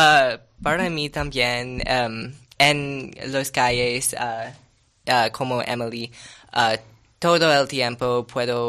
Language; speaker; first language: Spanish; non-native, learner; English